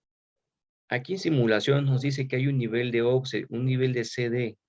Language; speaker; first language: Spanish; native; Spanish